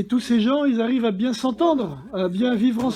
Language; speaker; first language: French; native; French